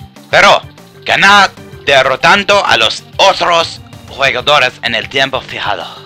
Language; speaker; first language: Spanish; non-native, learner; English